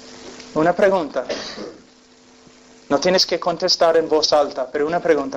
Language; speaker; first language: Spanish; non-native, fluent; English